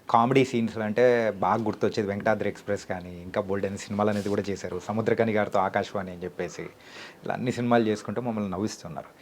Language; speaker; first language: Telugu; native; Telugu